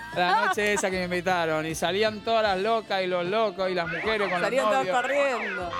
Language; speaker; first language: Spanish; native; Spanish